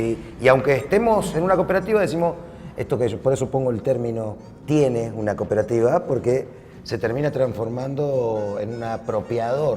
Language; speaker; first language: Spanish; native; Spanish